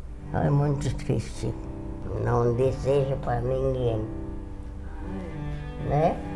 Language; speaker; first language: Portuguese; non-native, fluent; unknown